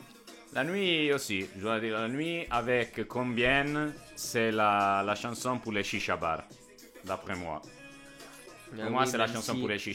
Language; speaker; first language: French; non-native, fluent; Italian